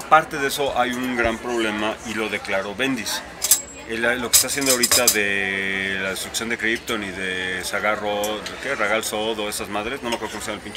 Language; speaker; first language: Spanish; native; Spanish